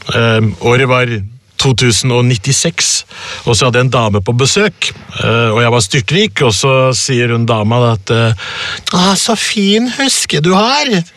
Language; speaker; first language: Norwegian; early bilingual, other home language; Urdu